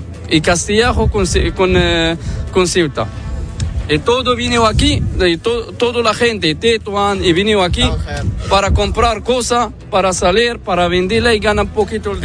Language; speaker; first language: Spanish; non-native, learner; Arabic